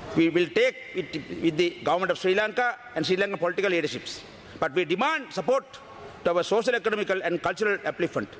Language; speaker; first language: English; non-native, local second language; Tamil